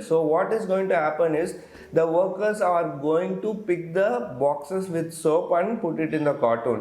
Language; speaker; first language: English; non-native, local second language; Tamil